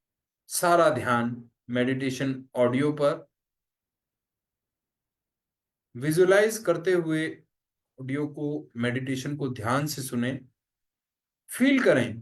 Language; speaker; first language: Hindi; native; Hindi